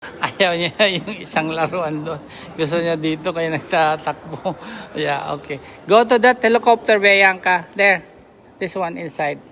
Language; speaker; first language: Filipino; native; Filipino